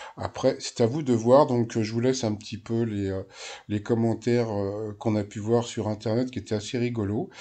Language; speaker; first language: French; native; French